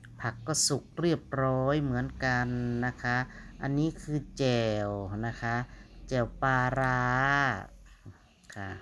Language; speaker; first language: Thai; non-native, local second language; Lao